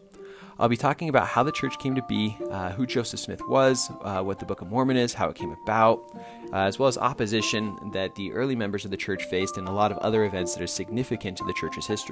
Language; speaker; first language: English; native; English